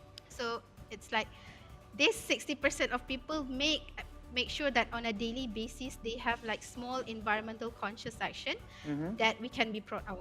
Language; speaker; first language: English; non-native, fluent; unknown